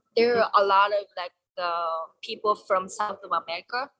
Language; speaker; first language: English; non-native, learner; Japanese